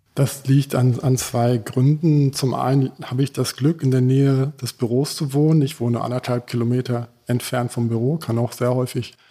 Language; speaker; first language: German; early bilingual, heritage; German